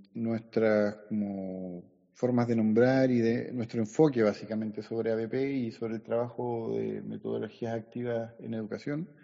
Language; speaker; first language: Spanish; native; Spanish